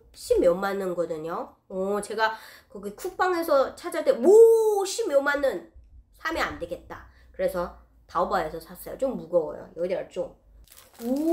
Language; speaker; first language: Korean; non-native, fluent; Chinese